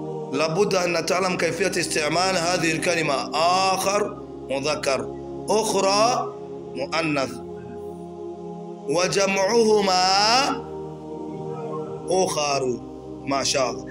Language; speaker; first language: Arabic; non-native, fluent; Rundi